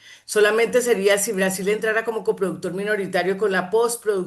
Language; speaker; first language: Spanish; native; Spanish